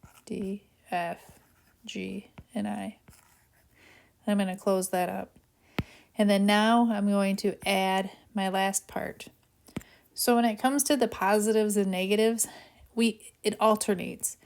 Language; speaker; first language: English; native; English